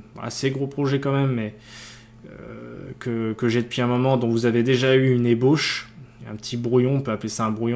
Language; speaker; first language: French; native; French